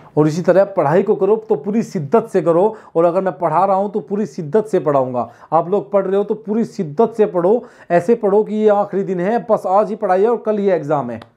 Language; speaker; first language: Hindi; native; Hindi